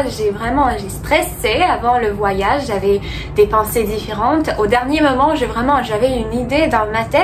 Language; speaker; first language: French; non-native, fluent; Russian